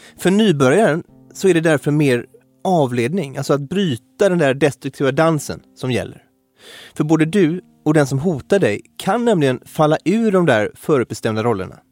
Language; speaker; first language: Swedish; native; Swedish